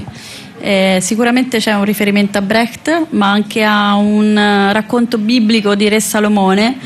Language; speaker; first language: Italian; native; Italian